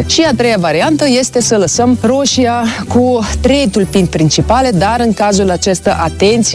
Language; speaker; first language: Romanian; native; Romanian